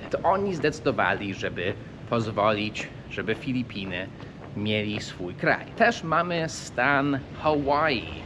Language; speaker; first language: Polish; non-native, fluent; English